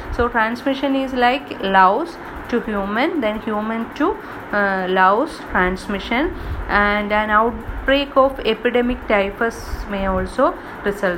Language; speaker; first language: English; non-native, local second language; Malayalam